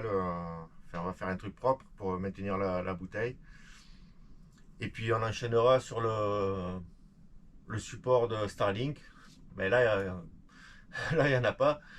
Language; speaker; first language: French; native; French